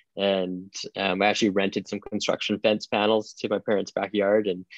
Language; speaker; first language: English; native; English